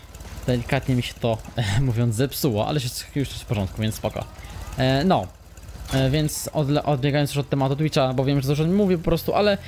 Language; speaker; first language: Polish; native; Polish